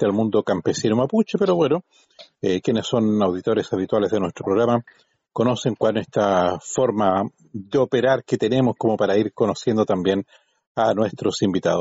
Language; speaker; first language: Spanish; native; Spanish